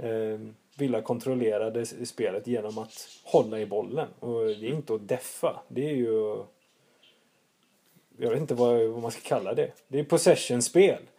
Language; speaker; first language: Swedish; native; Swedish